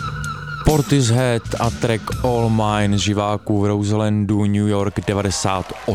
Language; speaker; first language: Czech; native; Czech